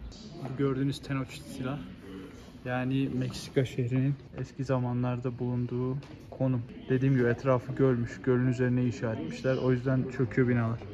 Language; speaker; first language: Turkish; native; Turkish